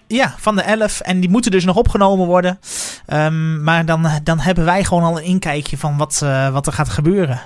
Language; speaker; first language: Dutch; native; Dutch